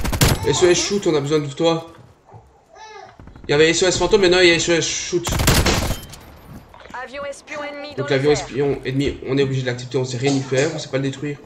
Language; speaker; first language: French; native; French